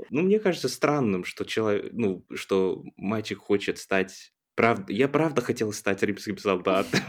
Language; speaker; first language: Russian; non-native, fluent; English